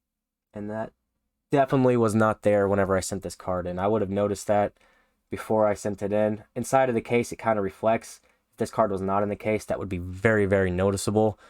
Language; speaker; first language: English; native; English